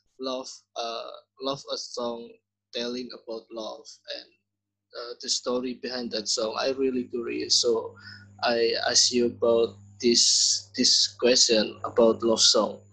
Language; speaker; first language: English; non-native, learner; Indonesian